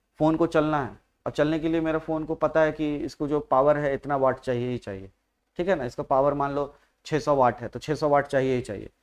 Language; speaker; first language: Hindi; native; Hindi